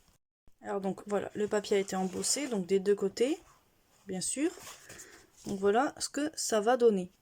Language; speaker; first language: French; native; French